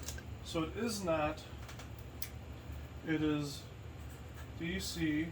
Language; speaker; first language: English; native; English